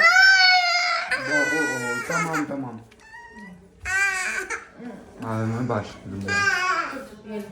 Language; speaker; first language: Turkish; non-native, learner; Urdu